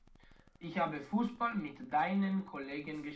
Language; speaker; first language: German; non-native, learner; Romanian